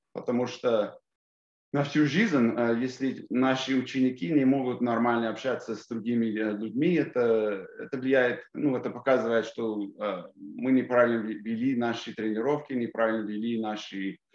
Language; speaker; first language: Russian; non-native, fluent; English